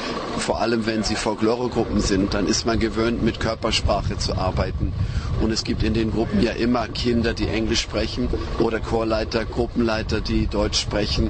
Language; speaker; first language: German; native; German